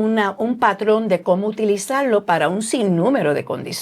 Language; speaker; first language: Spanish; native; Spanish